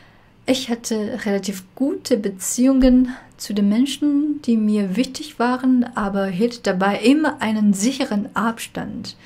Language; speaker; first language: German; non-native, fluent; Chinese